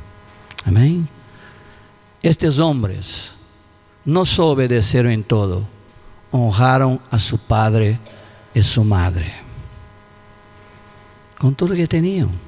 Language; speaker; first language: Spanish; non-native, learner; Portuguese